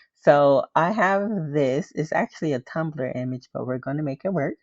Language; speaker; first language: English; native; English